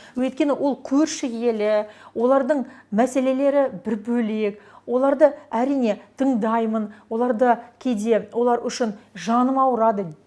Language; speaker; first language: Kazakh; non-native, local second language; Russian